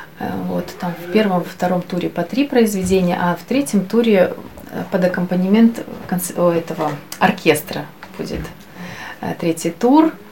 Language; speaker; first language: Russian; native; Russian